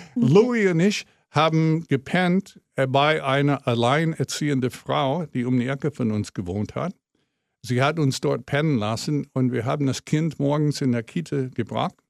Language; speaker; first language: German; non-native, fluent; English